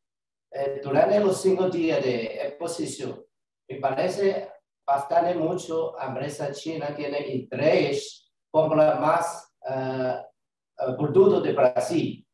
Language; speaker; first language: Spanish; non-native, learner; Chinese